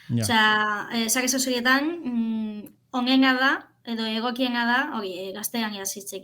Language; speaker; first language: Basque; non-native, fluent; Catalan